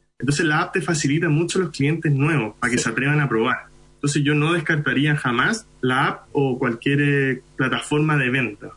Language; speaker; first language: Spanish; early bilingual, other home language; Hindi